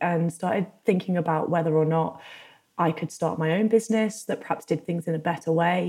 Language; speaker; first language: English; native; English